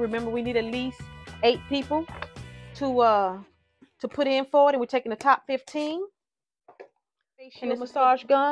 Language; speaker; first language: English; native; English